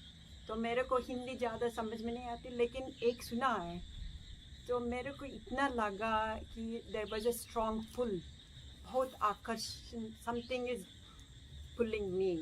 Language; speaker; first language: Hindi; non-native, local second language; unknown